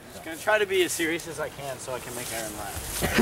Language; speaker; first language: English; native; English